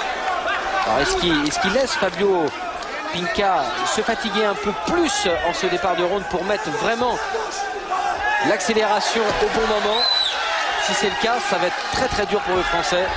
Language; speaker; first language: French; native; French